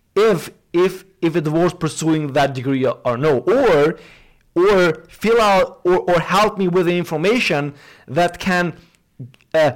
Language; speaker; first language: English; non-native, fluent; Albanian